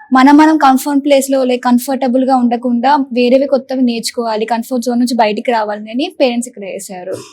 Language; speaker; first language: Telugu; native; Telugu